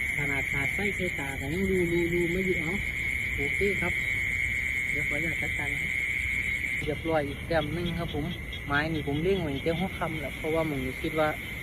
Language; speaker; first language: Thai; native; Thai